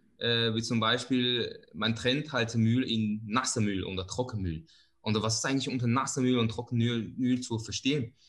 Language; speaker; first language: German; non-native, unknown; Chinese